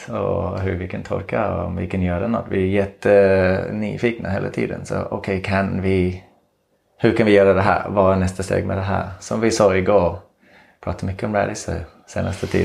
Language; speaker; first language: Swedish; non-native, fluent; English